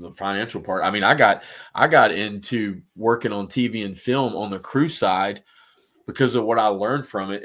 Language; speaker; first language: English; native; English